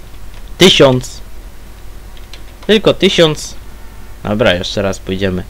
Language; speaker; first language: Polish; native; Polish